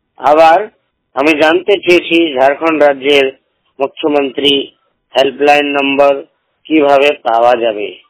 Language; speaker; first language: Bangla; non-native, local second language; Hindi